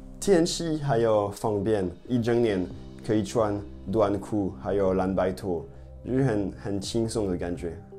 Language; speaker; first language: Chinese; non-native, fluent; French